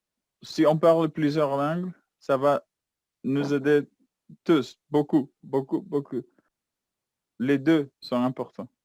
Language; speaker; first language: French; non-native, fluent; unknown